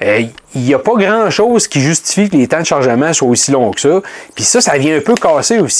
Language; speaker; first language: French; native; French